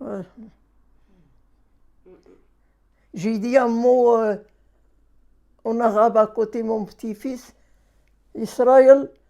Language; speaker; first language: French; non-native, learner; Arabic